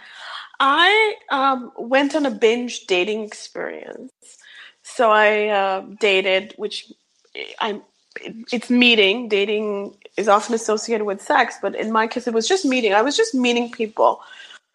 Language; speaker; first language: English; non-native, local second language; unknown